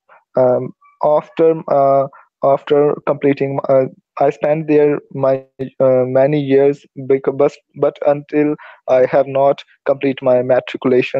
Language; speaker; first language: English; non-native, learner; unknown